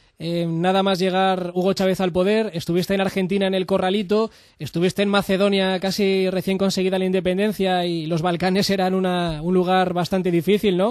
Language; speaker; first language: Spanish; native; Spanish